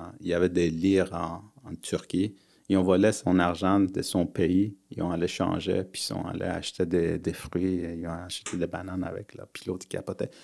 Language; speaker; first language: French; early bilingual, other home language; Persian